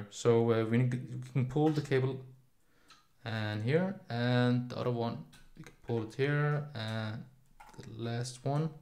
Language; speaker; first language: English; non-native, fluent; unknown